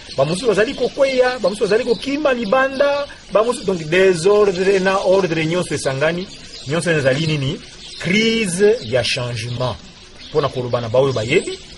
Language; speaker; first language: Lingala; non-native, local second language; Kongo